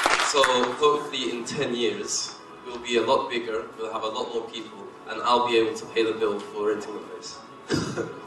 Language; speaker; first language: English; native; English